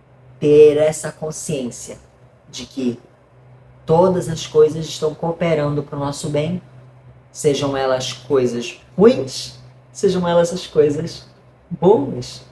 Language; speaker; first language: Portuguese; native; Portuguese